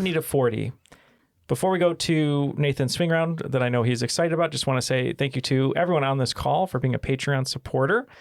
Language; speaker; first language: English; native; English